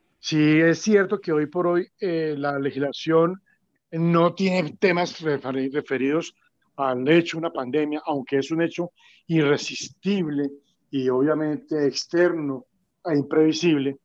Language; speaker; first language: Spanish; native; Spanish